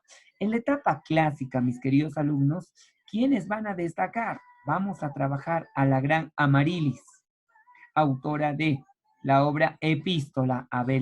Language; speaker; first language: Spanish; native; Spanish